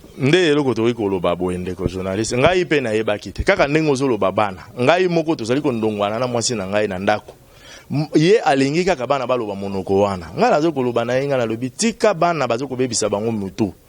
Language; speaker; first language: Lingala; native; Lingala